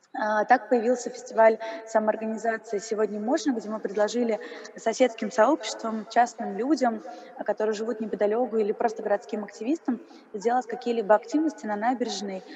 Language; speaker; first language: Russian; native; Russian